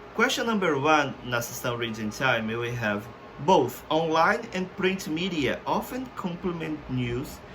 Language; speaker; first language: English; non-native, fluent; Portuguese